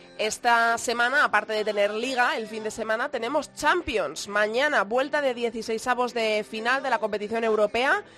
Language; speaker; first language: Spanish; native; Spanish